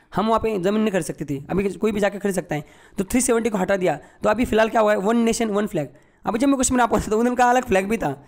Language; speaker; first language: Hindi; non-native, local second language; Marathi